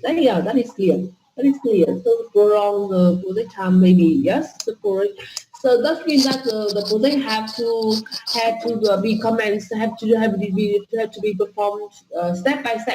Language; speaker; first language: English; non-native, fluent; Vietnamese